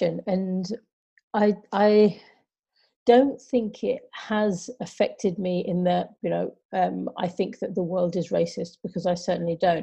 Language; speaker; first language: English; native; English